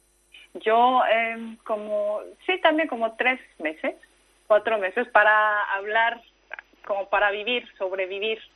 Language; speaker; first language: Spanish; non-native, fluent; Korean